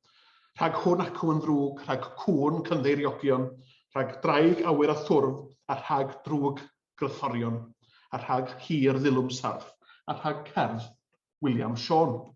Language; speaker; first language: Welsh; native; Welsh